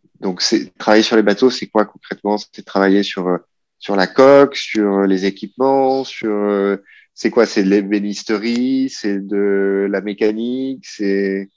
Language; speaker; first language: French; native; French